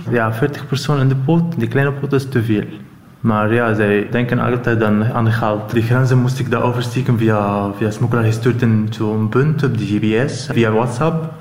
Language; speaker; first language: Dutch; non-native, learner; Arabic